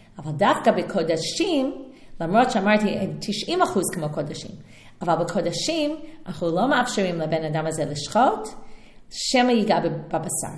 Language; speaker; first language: Hebrew; non-native, fluent; English